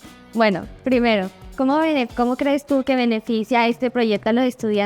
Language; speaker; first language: Spanish; native; Spanish